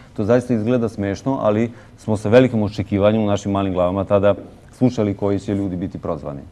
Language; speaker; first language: Serbian; native; Serbian